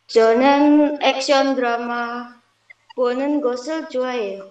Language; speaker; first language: Korean; non-native, learner; Indonesian